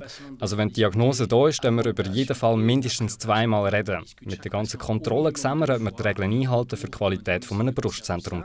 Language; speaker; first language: German; non-native, fluent; French